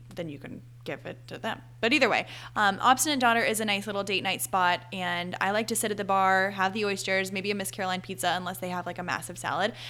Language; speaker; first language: English; native; English